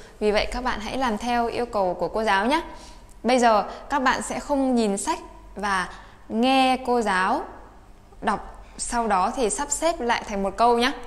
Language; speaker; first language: Vietnamese; native; Vietnamese